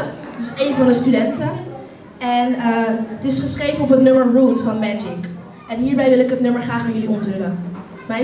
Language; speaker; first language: Dutch; native; Dutch